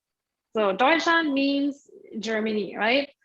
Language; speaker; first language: English; non-native, fluent; German